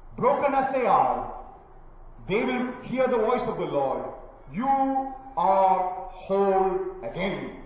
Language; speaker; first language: English; non-native, local second language; Malayalam